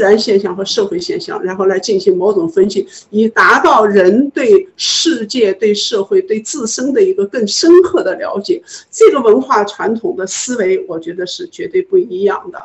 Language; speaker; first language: Chinese; native; Chinese